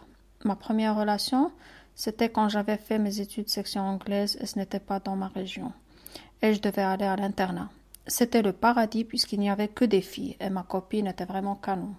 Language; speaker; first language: French; non-native, local second language; Arabic